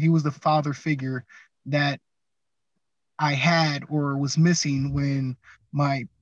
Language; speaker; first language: English; native; English